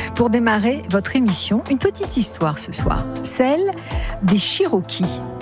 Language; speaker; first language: French; native; French